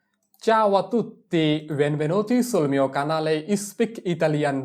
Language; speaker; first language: Italian; non-native, fluent; Bangla